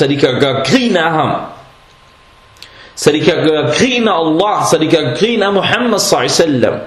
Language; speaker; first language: Danish; non-native, fluent; Arabic